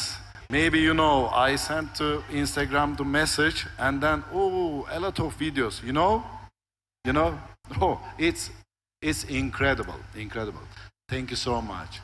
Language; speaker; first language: English; non-native, learner; Turkish